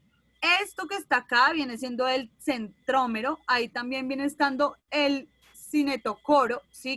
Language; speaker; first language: Spanish; native; Spanish